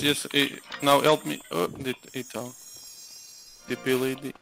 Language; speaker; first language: English; non-native, learner; Turkish